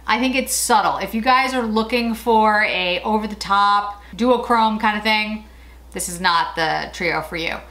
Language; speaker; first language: English; native; English